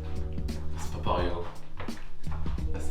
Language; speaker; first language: French; native; French